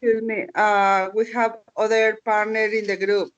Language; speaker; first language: English; non-native, learner; Spanish